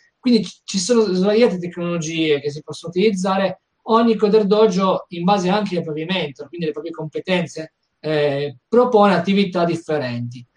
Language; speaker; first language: Italian; native; Italian